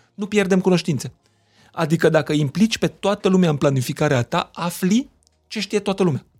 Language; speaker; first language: Romanian; non-native, local second language; Hungarian